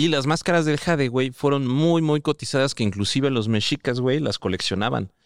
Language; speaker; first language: Spanish; native; Spanish